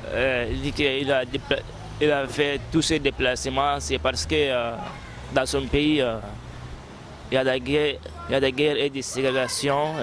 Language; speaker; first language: French; non-native, fluent; Arabic